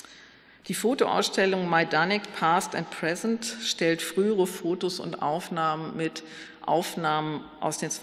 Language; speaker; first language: German; native; German